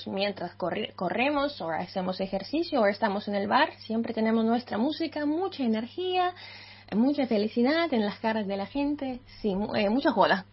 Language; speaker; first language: Spanish; non-native, fluent; Russian